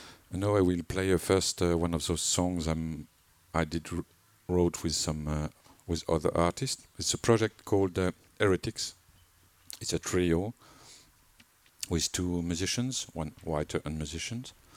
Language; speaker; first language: English; non-native, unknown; French